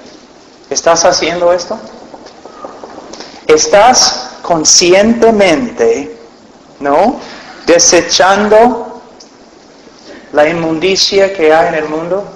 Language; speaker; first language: Spanish; non-native, fluent; English